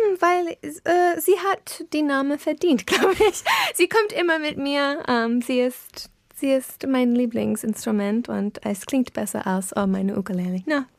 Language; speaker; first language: German; non-native, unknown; English